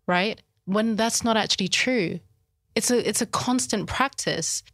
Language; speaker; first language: English; early bilingual, other home language; Shona